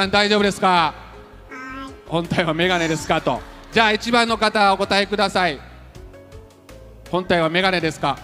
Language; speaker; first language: Japanese; native; Japanese